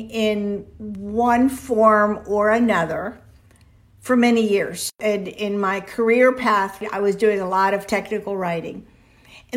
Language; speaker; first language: English; early bilingual, other home language; Spanish